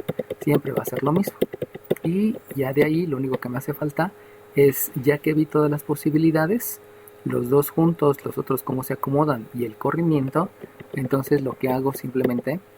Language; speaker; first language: Spanish; native; Spanish